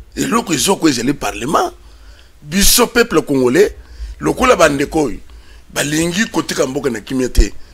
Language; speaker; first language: Lingala; native; Lingala